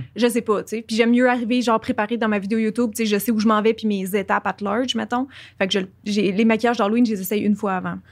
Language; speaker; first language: French; native; French